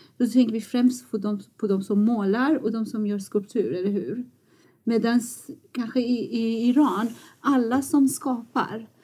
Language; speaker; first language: Swedish; early bilingual, other home language; Persian